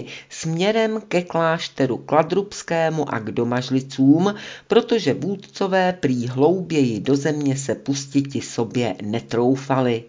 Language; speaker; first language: Czech; native; Czech